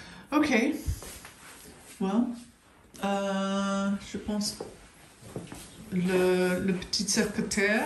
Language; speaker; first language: French; non-native, learner; English